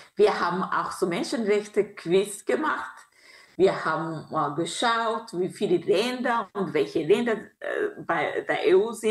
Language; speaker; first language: German; non-native, fluent; Kinyarwanda